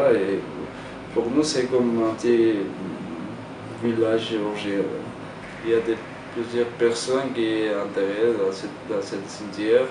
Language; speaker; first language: French; non-native, fluent; Georgian